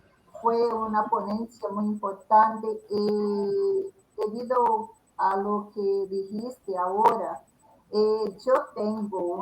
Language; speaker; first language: Spanish; non-native, fluent; Portuguese